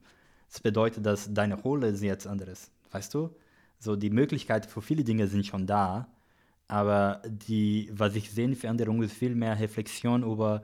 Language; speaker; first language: German; non-native, learner; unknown